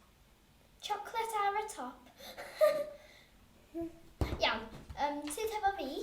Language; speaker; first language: Welsh; non-native, local second language; English